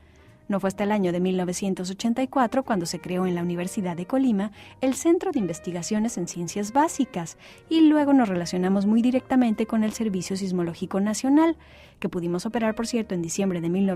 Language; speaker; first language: Spanish; native; Spanish